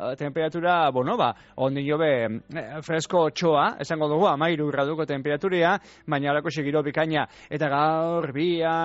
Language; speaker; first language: Basque; native; Basque